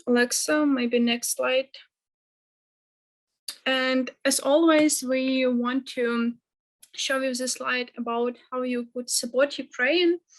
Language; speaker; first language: English; non-native, fluent; Ukrainian